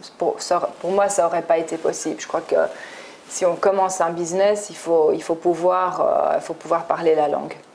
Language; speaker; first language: French; early bilingual, other home language; English